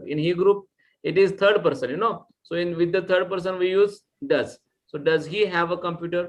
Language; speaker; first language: English; non-native, local second language; Marathi